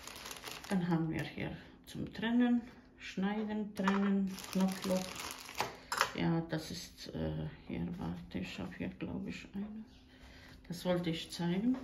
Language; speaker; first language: German; non-native, learner; Croatian